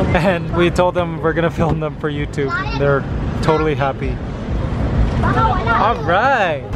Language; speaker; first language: English; native; English